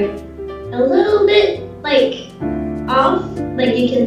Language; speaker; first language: English; non-native, fluent; Swedish